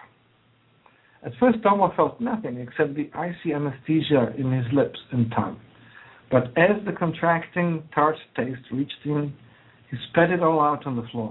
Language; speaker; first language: English; non-native, fluent; Croatian